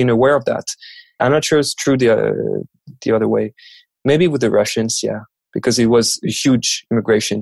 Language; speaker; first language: English; non-native, fluent; French